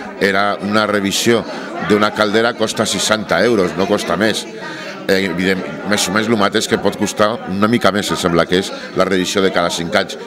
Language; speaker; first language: Catalan; native; Catalan